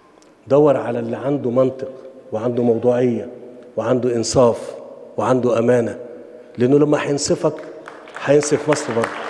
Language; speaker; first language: Arabic; native; Arabic